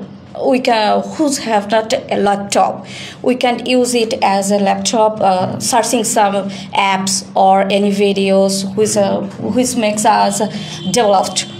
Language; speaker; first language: English; non-native, learner; Bangla